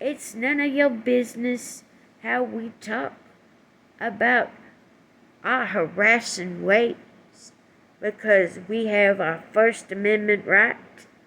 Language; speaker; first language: English; native; English